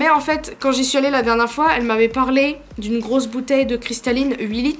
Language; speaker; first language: French; native; French